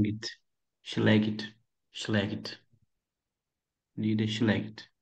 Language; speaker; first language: German; non-native, learner; Portuguese